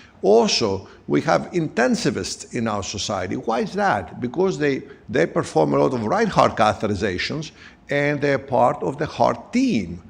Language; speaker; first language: English; non-native, fluent; Greek